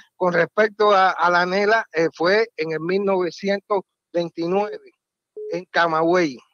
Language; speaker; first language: Spanish; native; Spanish